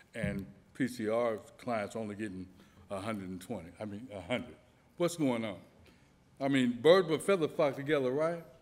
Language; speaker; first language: English; native; English